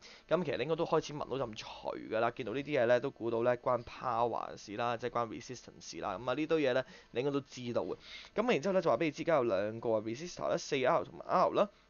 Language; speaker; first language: Cantonese; native; Cantonese